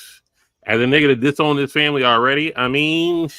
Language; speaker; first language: English; native; English